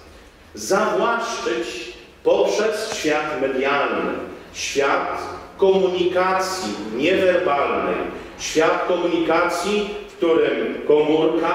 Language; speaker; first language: Polish; native; Polish